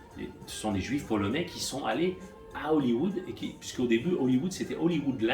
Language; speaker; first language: French; native; French